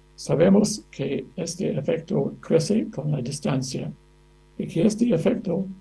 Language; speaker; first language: Spanish; non-native, fluent; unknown